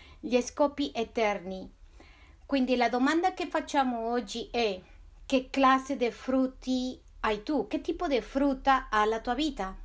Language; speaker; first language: Italian; non-native, fluent; Spanish